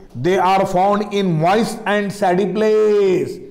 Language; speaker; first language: Hindi; non-native, local second language; Marathi